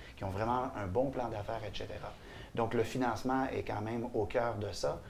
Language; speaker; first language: French; native; French